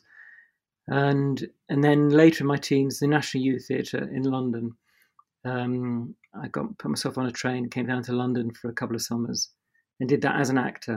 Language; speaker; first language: English; native; English